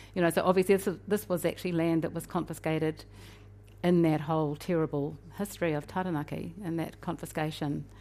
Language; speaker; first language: English; native; English